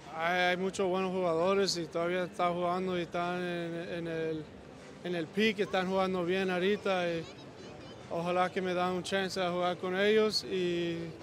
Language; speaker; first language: Spanish; early bilingual, heritage; Spanish